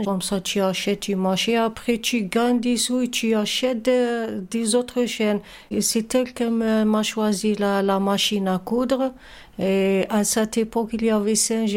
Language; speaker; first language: French; non-native, learner; Arabic